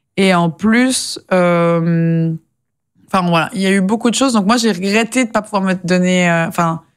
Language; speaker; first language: French; native; French